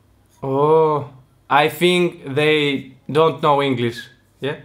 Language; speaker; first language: English; non-native, learner; Russian